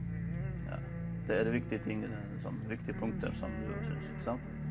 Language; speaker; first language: Norwegian; non-native, fluent; Chechen